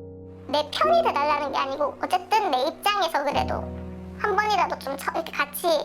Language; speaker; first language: Korean; native; Korean